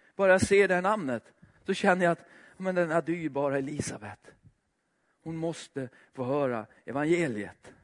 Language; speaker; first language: Swedish; native; Swedish